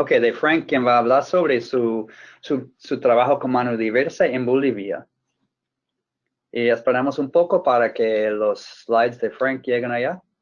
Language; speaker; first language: Spanish; non-native, fluent; English